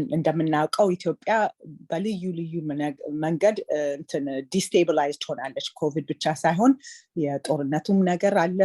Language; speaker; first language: Amharic; early bilingual, heritage; Amharic